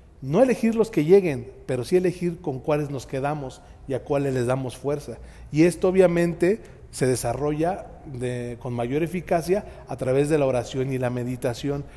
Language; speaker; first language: Spanish; native; Spanish